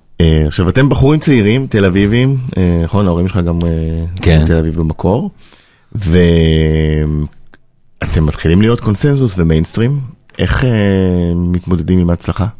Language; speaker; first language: Hebrew; native; Hebrew